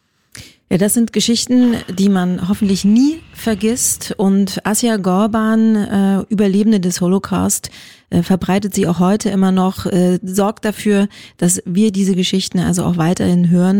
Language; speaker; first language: German; native; German